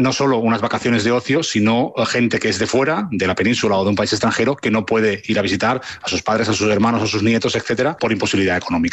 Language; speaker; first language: Spanish; native; Spanish